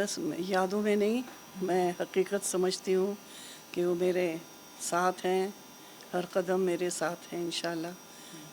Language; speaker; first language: Hindi; native; Hindi